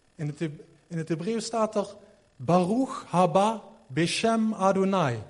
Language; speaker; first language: Dutch; native; Dutch